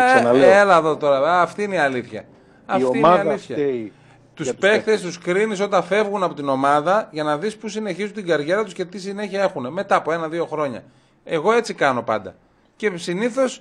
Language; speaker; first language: Greek; native; Greek